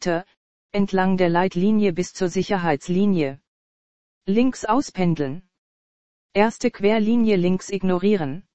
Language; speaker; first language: German; native; German